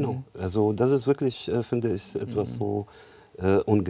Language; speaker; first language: German; non-native, learner; Arabic